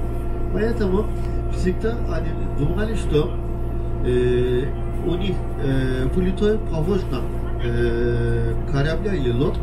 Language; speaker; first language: Russian; non-native, learner; Turkish